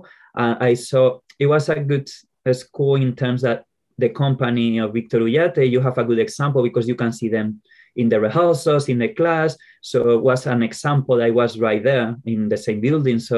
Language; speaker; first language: English; non-native, fluent; Spanish